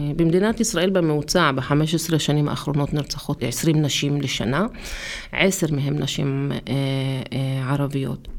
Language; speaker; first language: Hebrew; non-native, local second language; Arabic